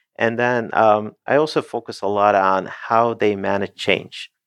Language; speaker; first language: English; non-native, fluent; Turkish